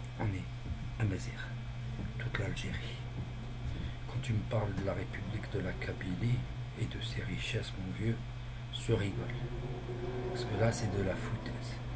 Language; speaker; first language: French; non-native, local second language; Arabic